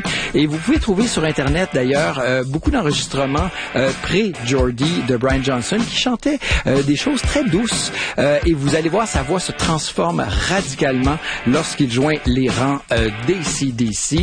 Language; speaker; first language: French; native; French